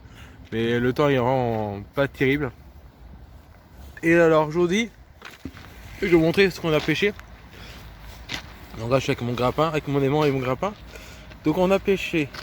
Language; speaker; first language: French; native; French